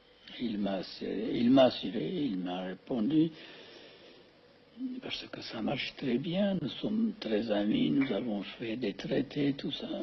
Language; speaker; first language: French; non-native, fluent; Amharic